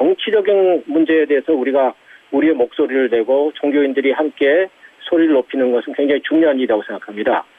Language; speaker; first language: Korean; native; Korean